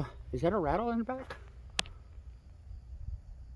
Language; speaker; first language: English; native; English